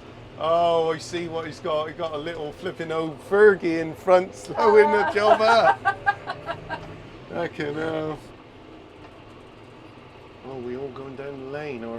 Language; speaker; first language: English; native; English